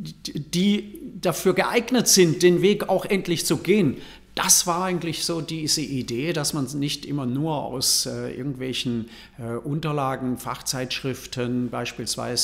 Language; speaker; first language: German; native; German